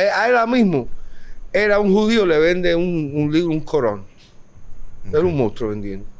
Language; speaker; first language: Spanish; early bilingual, heritage; Spanish